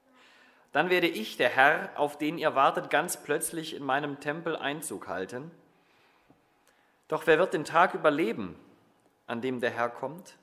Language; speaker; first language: German; native; German